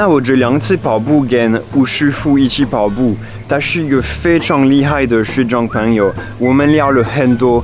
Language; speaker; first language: Chinese; non-native, fluent; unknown